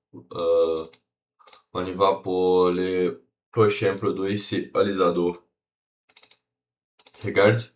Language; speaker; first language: French; non-native, learner; Portuguese